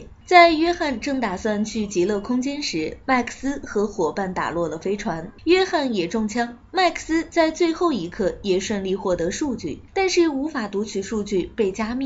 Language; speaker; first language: Chinese; native; Chinese